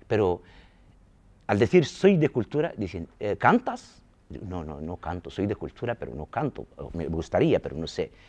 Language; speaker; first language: Spanish; non-native, local second language; Arabic